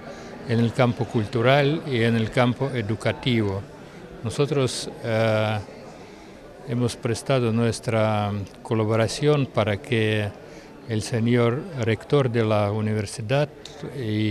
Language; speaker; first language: Spanish; non-native, fluent; Russian